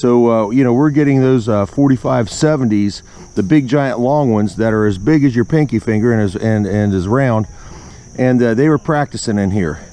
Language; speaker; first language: English; native; English